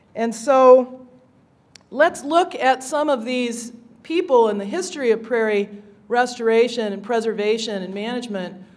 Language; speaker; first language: English; native; English